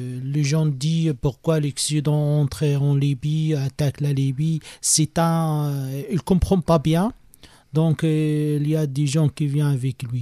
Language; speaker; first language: French; non-native, learner; Arabic